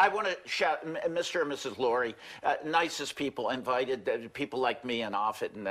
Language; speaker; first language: English; native; English